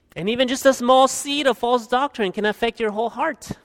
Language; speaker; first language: English; early bilingual, other home language; Spanish